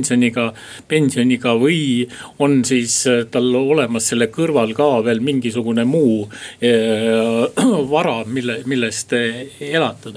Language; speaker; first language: Estonian; native; Estonian